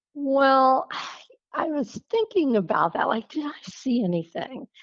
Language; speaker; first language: English; native; English